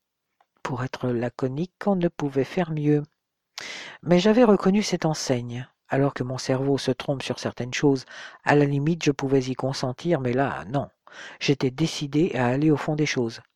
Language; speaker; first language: French; native; French